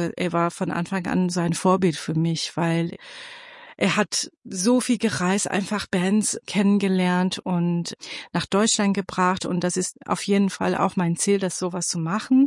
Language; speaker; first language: German; non-native, fluent; Persian